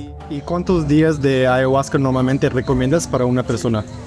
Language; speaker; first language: Spanish; non-native, learner; English